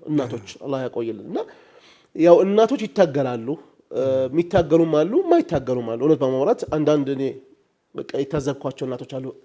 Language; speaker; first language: Amharic; early bilingual, heritage; Arabic